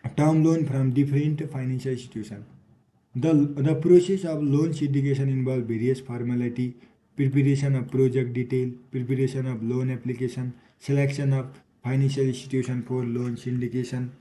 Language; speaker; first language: English; non-native, local second language; Nepali